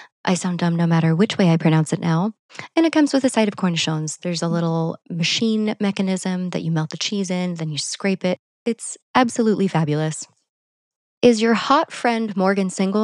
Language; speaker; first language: English; native; English